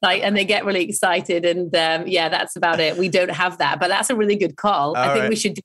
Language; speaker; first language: English; native; English